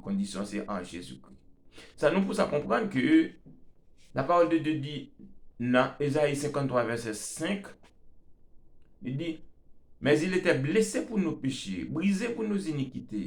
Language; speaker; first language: French; non-native, local second language; Haitian Creole